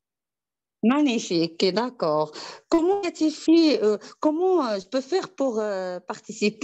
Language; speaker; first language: French; non-native, learner; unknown